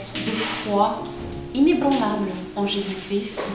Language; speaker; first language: French; non-native, fluent; Portuguese